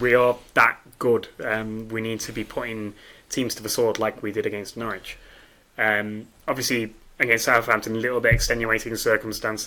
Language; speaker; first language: English; native; English